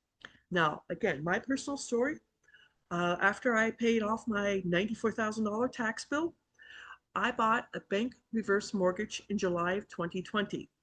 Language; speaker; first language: English; native; English